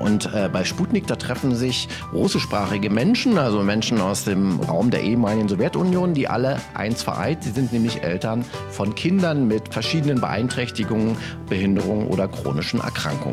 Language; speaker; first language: German; native; German